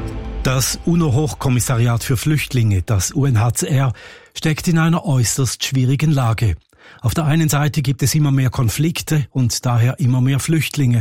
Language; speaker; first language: German; native; German